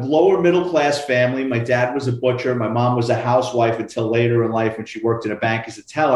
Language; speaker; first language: English; native; English